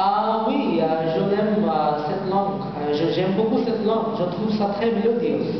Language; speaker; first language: French; non-native, learner; Bangla